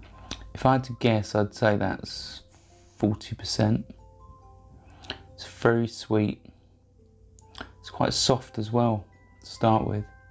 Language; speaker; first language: English; native; English